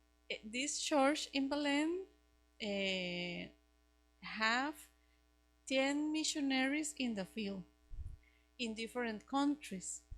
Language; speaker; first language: English; non-native, learner; Spanish